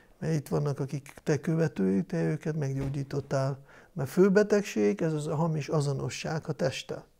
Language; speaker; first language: Hungarian; non-native, fluent; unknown